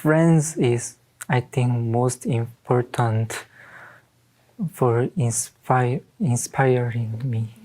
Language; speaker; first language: English; non-native, learner; Korean